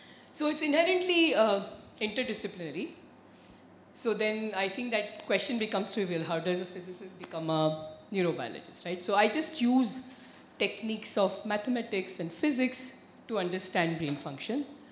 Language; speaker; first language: English; non-native, local second language; Marathi